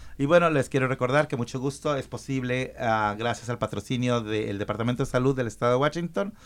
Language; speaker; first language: Spanish; native; Spanish